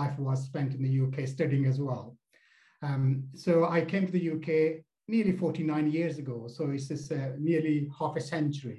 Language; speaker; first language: English; non-native, local second language; Punjabi